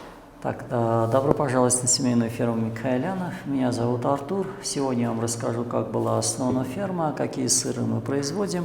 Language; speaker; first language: Russian; native; Russian